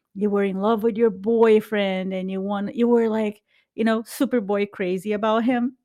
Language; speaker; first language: English; non-native, fluent; Portuguese